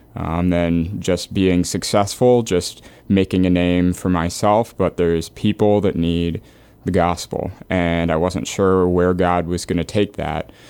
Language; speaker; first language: English; native; English